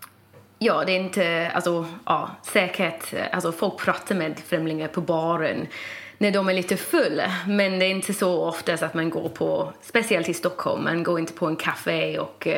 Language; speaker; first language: Swedish; non-native, fluent; English